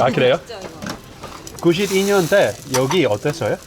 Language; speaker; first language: Korean; non-native, learner; Dutch